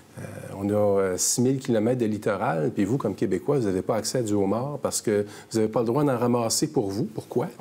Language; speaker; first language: French; native; French